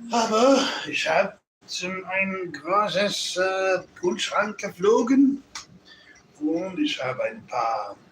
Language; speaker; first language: German; non-native, learner; English